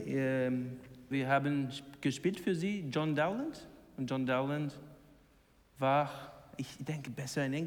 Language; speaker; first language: German; non-native, learner; English